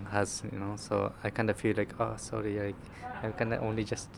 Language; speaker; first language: English; non-native, fluent; Japanese